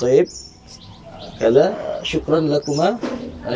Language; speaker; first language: Arabic; non-native, fluent; Indonesian